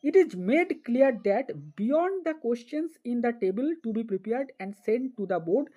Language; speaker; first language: English; non-native, local second language; Bangla